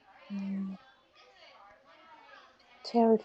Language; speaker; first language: English; non-native, learner; Vietnamese